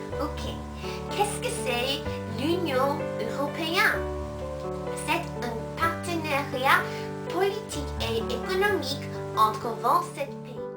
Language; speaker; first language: French; non-native, learner; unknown